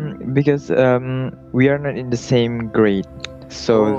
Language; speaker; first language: English; non-native, learner; Indonesian